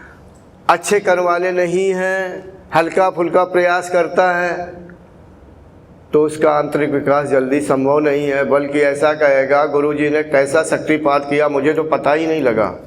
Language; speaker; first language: Hindi; native; Hindi